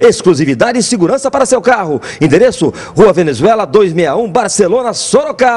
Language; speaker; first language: Portuguese; native; Portuguese